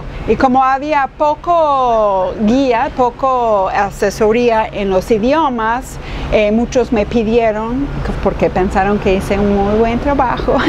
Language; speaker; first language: Spanish; non-native, fluent; English